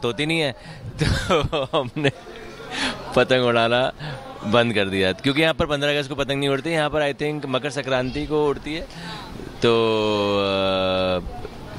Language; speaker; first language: Hindi; native; Hindi